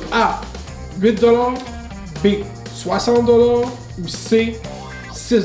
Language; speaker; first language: French; native; French